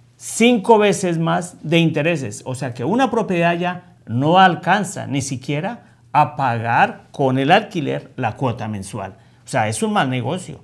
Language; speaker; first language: Spanish; native; Spanish